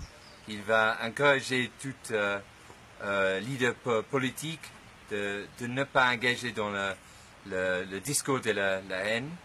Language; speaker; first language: French; non-native, fluent; English